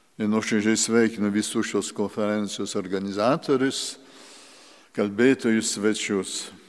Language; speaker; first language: Lithuanian; early bilingual, heritage; Lithuanian